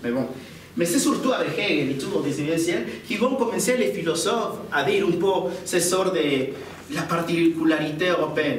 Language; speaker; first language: French; non-native, fluent; Spanish